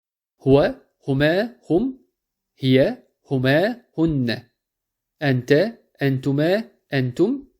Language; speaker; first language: Arabic; non-native, fluent; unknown